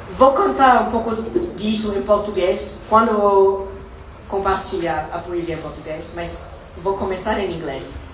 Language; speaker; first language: Portuguese; non-native, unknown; English